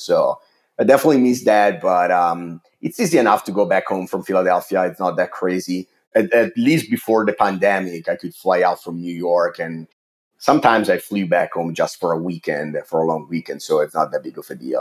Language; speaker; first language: English; non-native, fluent; Italian